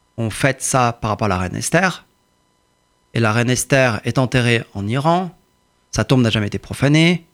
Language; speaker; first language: French; early bilingual, other home language; Persian